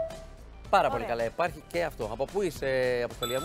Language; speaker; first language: Greek; native; Greek